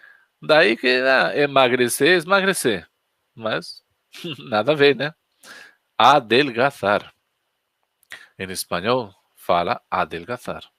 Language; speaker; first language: Portuguese; non-native, fluent; Spanish